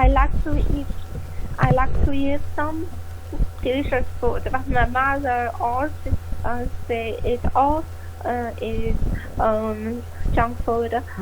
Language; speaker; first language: English; non-native, learner; Chinese